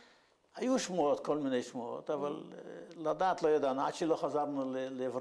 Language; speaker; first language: Hebrew; non-native, fluent; Yiddish